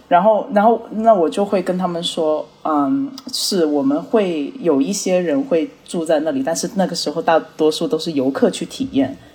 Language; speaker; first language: Chinese; early bilingual, heritage; Chinese